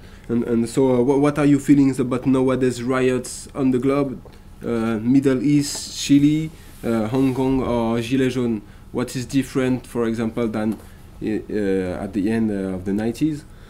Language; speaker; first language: English; non-native, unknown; French